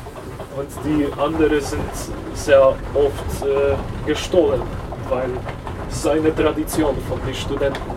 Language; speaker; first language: German; non-native, fluent; Polish